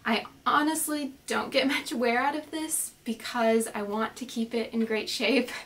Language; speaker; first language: English; native; English